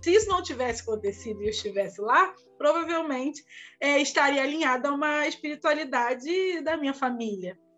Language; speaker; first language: Portuguese; native; Portuguese